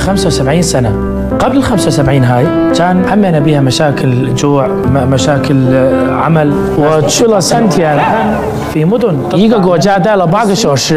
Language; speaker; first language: Chinese; non-native, fluent; Arabic